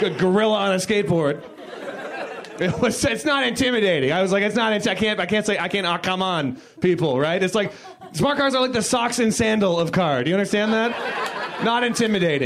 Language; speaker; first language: English; native; English